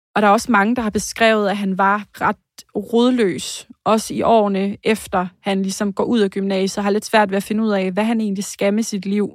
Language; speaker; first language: Danish; native; Danish